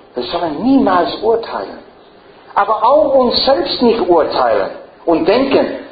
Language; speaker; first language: German; non-native, fluent; English